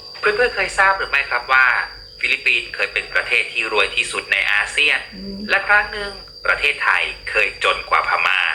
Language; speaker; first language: Thai; native; Thai